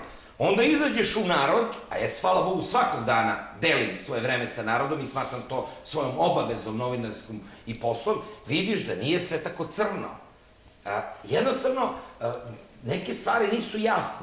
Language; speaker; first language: Serbian; native; Serbian